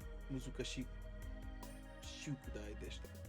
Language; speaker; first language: Japanese; non-native, learner; English